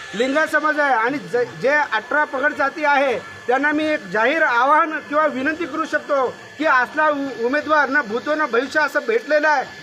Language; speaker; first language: Marathi; non-native, local second language; Lambadi